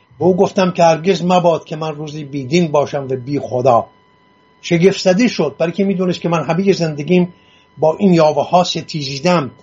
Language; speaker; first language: Persian; non-native, local second language; Assyrian Neo-Aramaic